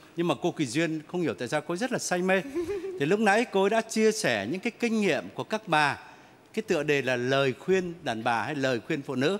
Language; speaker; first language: Vietnamese; native; Vietnamese